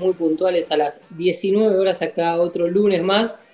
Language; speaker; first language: Spanish; native; Spanish